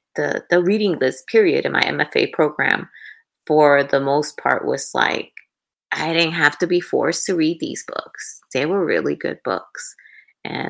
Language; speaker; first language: English; non-native, fluent; Spanish